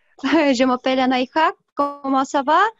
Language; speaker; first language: French; non-native, fluent; Tuvinian